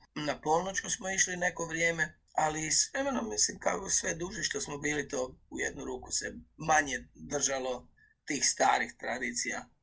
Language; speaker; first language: Croatian; native; Croatian